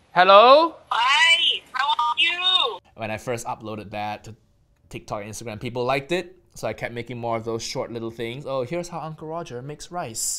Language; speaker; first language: English; non-native, local second language; Chinese